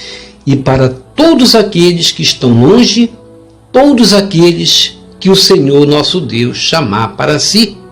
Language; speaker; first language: Portuguese; native; Portuguese